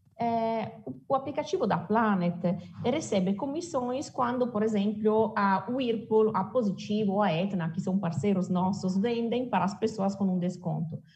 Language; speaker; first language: Portuguese; non-native, fluent; Italian